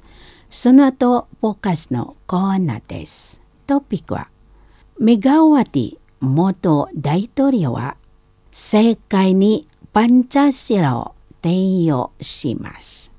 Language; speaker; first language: Japanese; non-native, learner; Indonesian